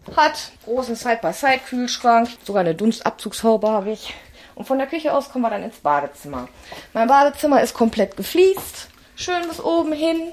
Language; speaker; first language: German; native; German